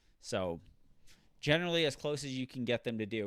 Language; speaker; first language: English; native; English